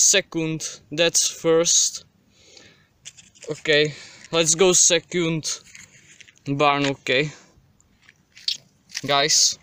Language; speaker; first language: English; non-native, learner; Czech